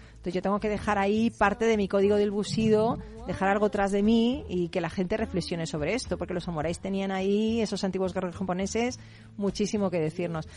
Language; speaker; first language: Spanish; native; Spanish